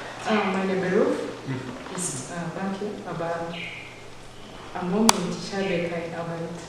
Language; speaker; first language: German; non-native, learner; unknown